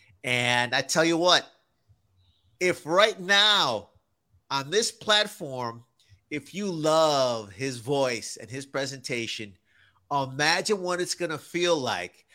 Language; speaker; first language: English; native; English